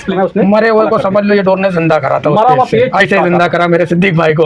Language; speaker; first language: Hindi; native; Hindi